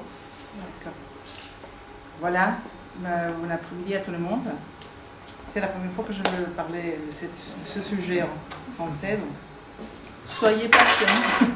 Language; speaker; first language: French; non-native, fluent; Spanish